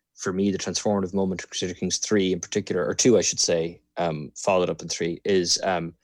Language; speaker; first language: English; native; English